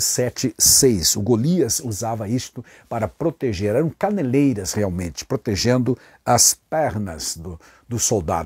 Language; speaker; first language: Portuguese; native; Portuguese